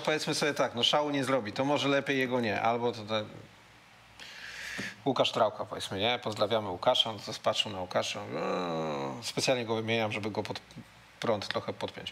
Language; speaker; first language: Polish; native; Polish